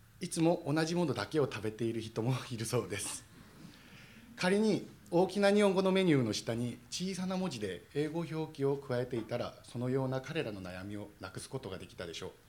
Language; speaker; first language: Japanese; non-native, fluent; Korean